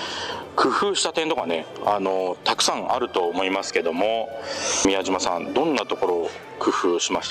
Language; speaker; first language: Japanese; native; Japanese